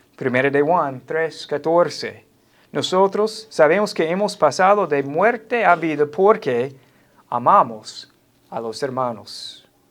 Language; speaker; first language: Spanish; non-native, fluent; English